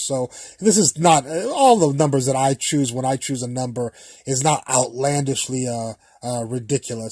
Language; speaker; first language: English; native; English